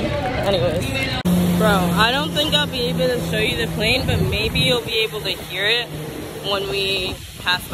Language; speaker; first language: English; native; English